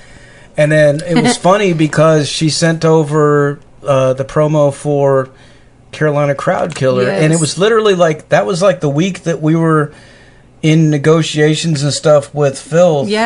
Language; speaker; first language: English; native; English